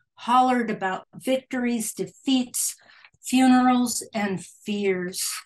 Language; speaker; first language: English; early bilingual, other home language; Spanish